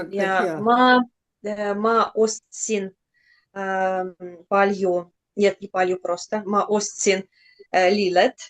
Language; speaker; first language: Estonian; non-native, learner; Russian